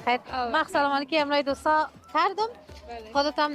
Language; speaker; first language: Persian; native; Persian